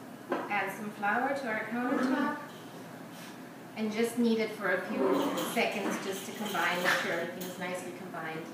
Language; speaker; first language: English; non-native, fluent; German